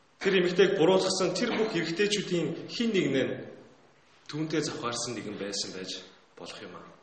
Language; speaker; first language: Mongolian; native; Mongolian